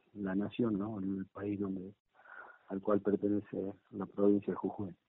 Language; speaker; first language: Spanish; native; Spanish